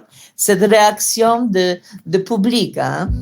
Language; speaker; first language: French; non-native, fluent; Polish